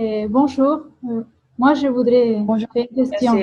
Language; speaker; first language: French; non-native, fluent; Spanish